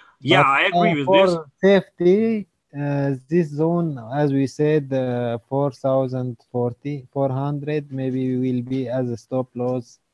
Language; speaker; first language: English; non-native, learner; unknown